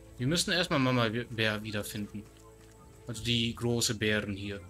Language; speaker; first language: German; native; German